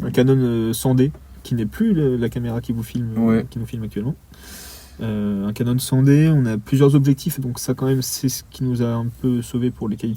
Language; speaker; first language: French; native; French